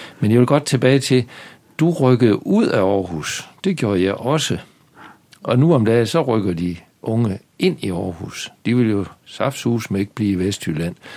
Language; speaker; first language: Danish; native; Danish